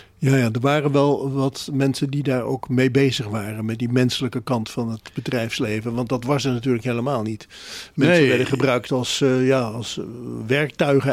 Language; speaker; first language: Dutch; native; Dutch